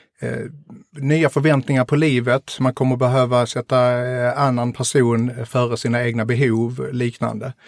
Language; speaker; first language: Swedish; native; Swedish